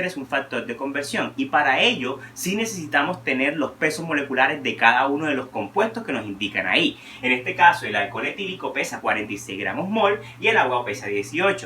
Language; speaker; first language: Spanish; native; Spanish